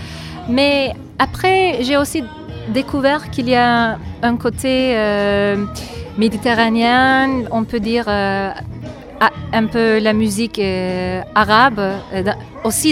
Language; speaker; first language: French; non-native, fluent; Turkish